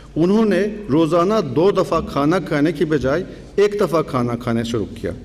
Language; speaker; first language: Urdu; non-native, fluent; Turkish